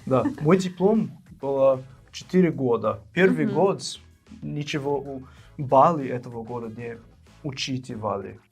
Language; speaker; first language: Russian; non-native, fluent; English